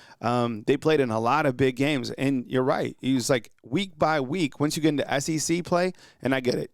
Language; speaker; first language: English; native; English